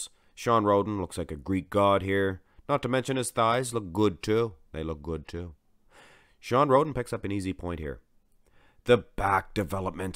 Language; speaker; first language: English; native; English